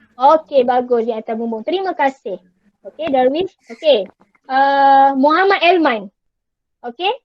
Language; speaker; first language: Malay; native; Malay